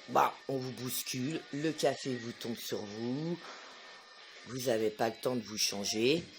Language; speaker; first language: French; native; French